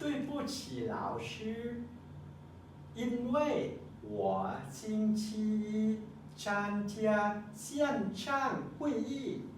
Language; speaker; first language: Chinese; non-native, learner; Lao